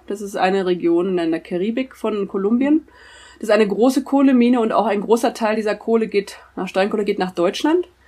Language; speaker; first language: German; native; German